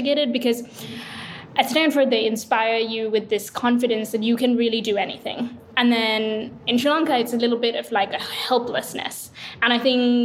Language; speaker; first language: English; non-native, local second language; Sinhala